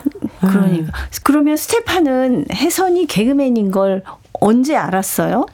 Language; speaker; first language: Korean; native; Korean